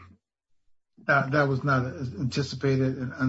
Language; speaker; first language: English; native; English